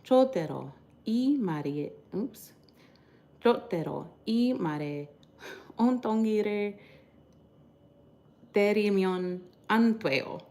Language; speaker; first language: Korean; non-native, learner; English